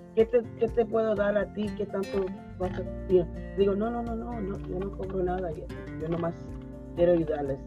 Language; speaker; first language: Spanish; early bilingual, heritage; Spanish